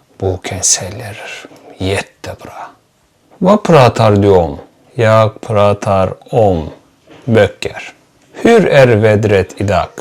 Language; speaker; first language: Swedish; non-native, fluent; Turkish